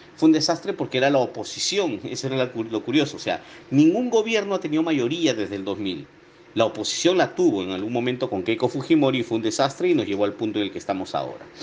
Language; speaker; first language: Spanish; native; Spanish